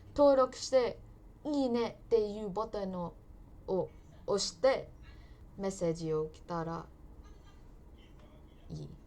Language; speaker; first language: Japanese; non-native, learner; English